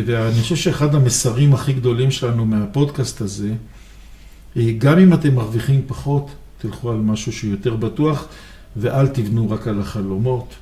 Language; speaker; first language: Hebrew; native; Hebrew